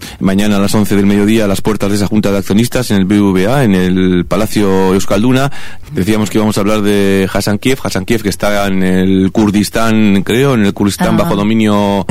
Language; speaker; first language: Spanish; native; Spanish